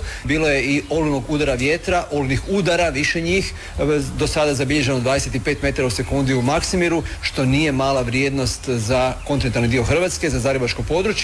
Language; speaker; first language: Serbian; native; Serbian